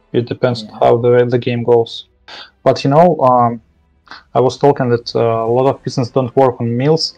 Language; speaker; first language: English; non-native, learner; Russian